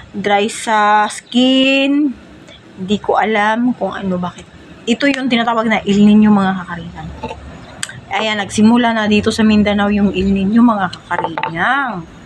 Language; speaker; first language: Filipino; non-native, local second language; Cebuano